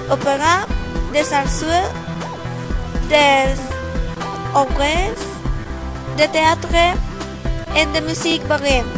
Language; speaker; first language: French; non-native, learner; Spanish